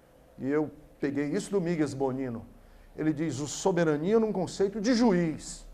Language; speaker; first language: Portuguese; native; Portuguese